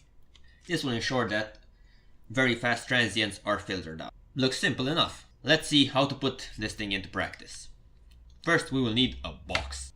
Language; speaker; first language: English; non-native, fluent; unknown